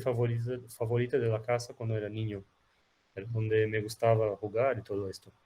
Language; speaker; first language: Spanish; non-native, fluent; Portuguese